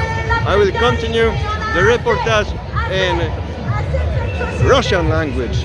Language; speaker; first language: English; non-native, fluent; Polish